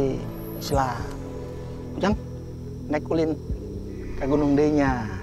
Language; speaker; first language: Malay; non-native, local second language; Sundanese